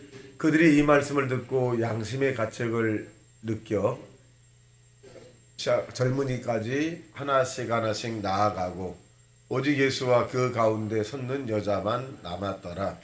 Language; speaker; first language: Korean; native; Korean